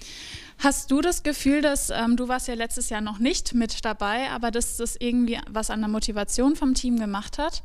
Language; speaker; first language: German; native; German